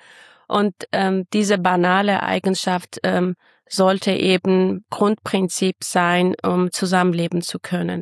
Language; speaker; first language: German; non-native, fluent; Armenian